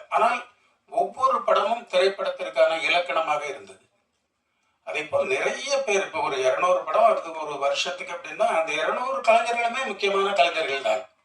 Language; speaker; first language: Tamil; native; Tamil